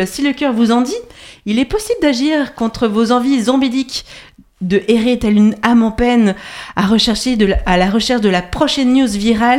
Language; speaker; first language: French; native; French